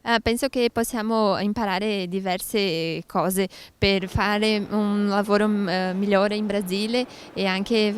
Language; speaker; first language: Italian; non-native, learner; Portuguese